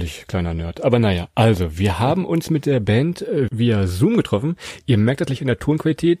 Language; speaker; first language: German; native; German